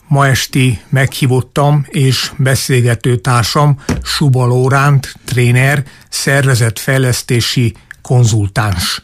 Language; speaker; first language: Hungarian; native; Hungarian